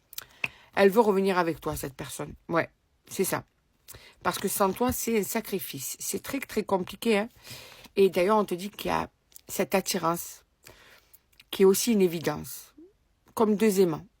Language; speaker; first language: French; native; French